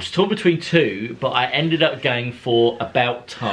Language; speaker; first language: English; native; English